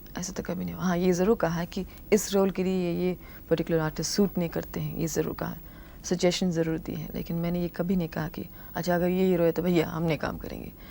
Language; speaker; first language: Hindi; non-native, local second language; Tamil